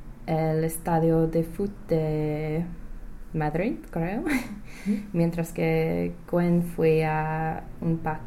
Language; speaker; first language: Spanish; non-native, learner; English